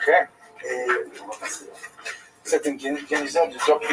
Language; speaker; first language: French; non-native, learner; English